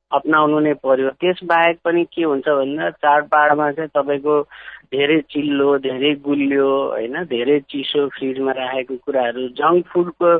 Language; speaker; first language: Nepali; non-native, local second language; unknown